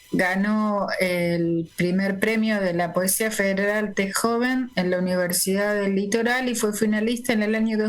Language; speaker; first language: Spanish; native; Spanish